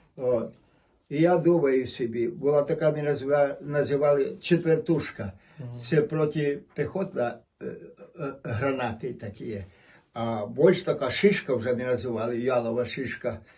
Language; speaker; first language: Ukrainian; native; Ukrainian